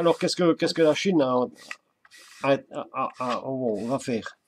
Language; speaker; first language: French; native; French